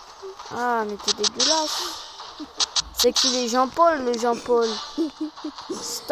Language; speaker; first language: French; native; French